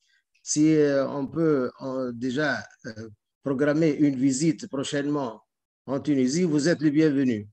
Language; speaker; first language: French; non-native, local second language; Arabic